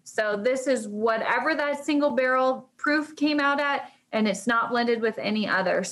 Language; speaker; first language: English; native; English